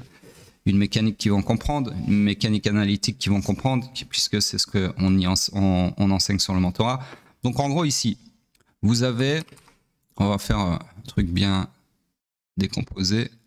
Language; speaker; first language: French; native; French